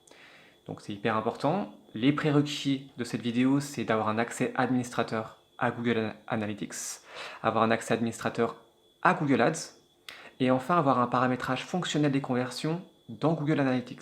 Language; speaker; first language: French; native; French